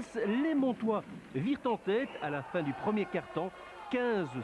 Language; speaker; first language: French; native; French